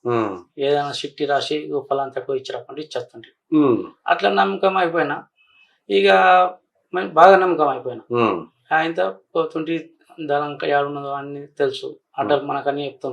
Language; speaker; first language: Telugu; native; Telugu